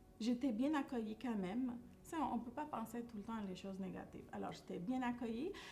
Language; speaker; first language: French; non-native, fluent; Spanish